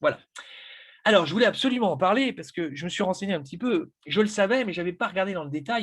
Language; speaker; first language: French; native; French